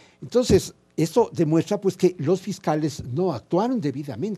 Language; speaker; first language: Spanish; native; Spanish